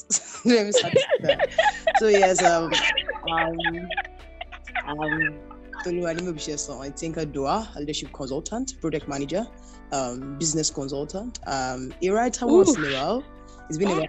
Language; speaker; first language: English; non-native, local second language; Yoruba